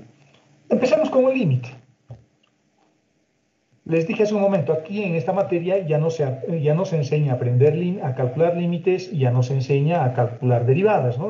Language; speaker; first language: Spanish; native; Spanish